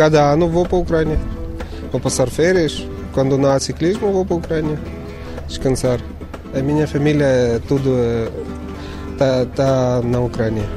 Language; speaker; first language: Portuguese; non-native, learner; Ukrainian